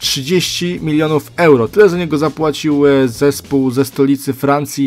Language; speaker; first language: Polish; native; Polish